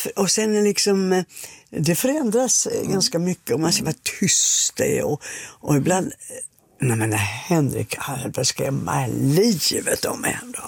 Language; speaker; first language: Swedish; native; Swedish